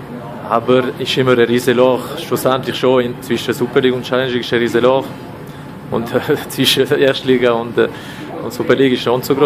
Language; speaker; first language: German; non-native, local second language; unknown